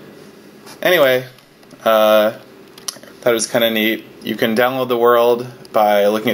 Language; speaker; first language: English; native; English